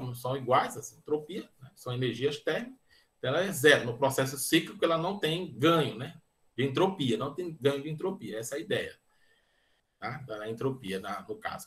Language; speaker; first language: Portuguese; native; Portuguese